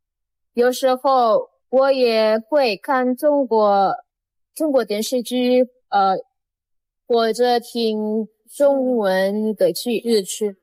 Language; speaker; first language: Chinese; non-native, fluent; Indonesian